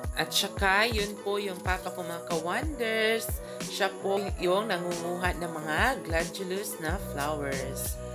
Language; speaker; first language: Filipino; non-native, local second language; Cebuano